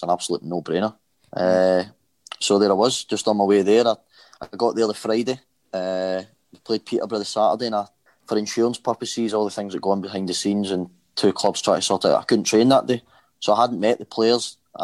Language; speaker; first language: English; native; English